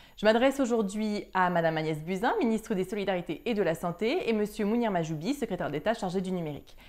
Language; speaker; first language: French; native; French